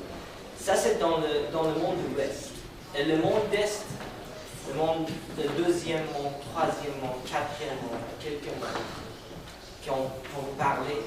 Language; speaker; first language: French; non-native, fluent; Persian